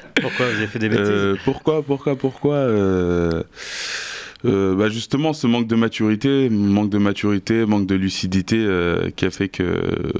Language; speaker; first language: French; native; French